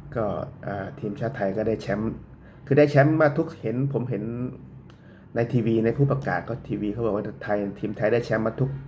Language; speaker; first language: Thai; native; Thai